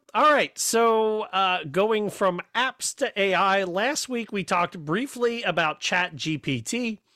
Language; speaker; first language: English; native; English